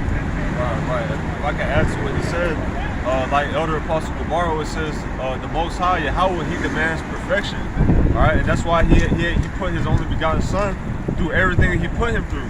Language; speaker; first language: English; native; English